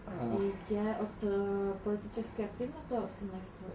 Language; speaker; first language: Bulgarian; non-native, fluent; Czech